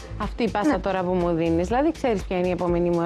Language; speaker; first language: Greek; native; Greek